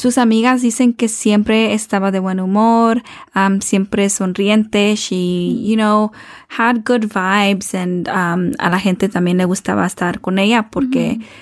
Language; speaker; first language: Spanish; early bilingual, heritage; Spanish